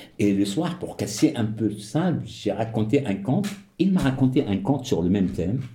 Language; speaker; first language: French; non-native, local second language; Arabic